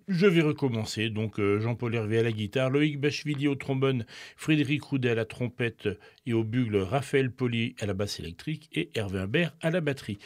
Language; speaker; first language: French; native; French